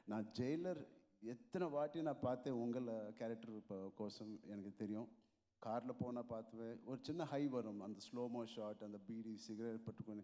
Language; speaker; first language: Tamil; non-native, learner; Telugu